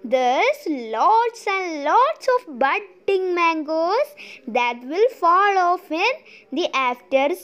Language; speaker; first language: English; non-native, local second language; Malayalam